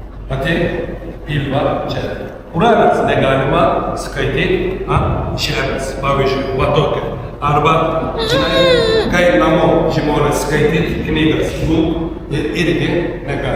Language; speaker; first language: Lithuanian; non-native, learner; Turkish